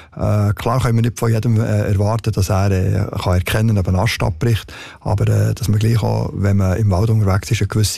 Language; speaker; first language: German; native; German